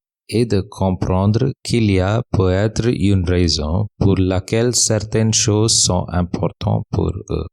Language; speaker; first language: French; non-native, fluent; English